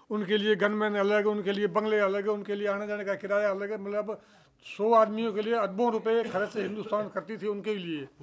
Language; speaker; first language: Hindi; native; Hindi